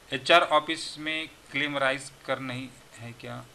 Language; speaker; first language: Hindi; non-native, local second language; Marathi